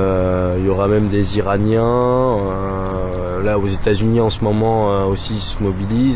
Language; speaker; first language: French; native; French